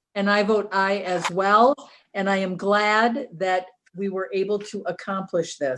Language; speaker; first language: English; native; English